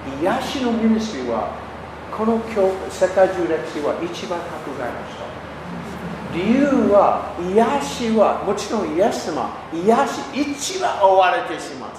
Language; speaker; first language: Japanese; non-native, learner; English